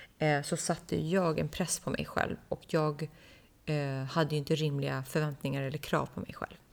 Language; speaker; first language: Swedish; early bilingual, other home language; Persian